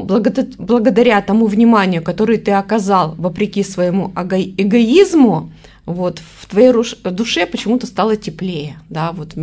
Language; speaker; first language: Russian; native; Russian